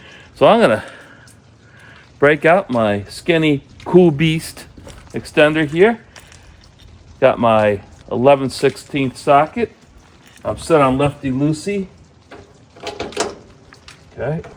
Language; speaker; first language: English; native; English